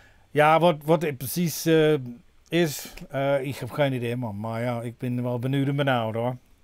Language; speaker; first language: Dutch; non-native, fluent; English